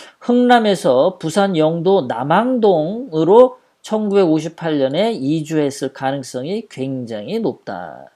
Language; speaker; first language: Korean; native; Korean